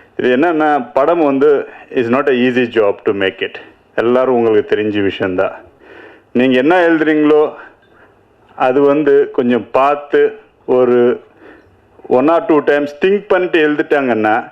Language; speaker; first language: Tamil; non-native, learner; Telugu